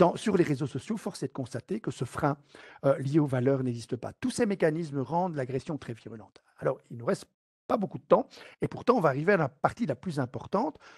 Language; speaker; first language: French; native; French